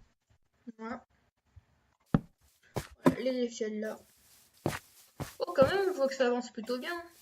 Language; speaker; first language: French; native; French